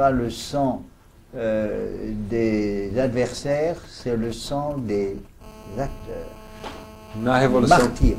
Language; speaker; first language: French; native; French